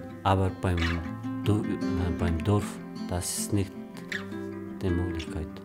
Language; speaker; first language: German; non-native, learner; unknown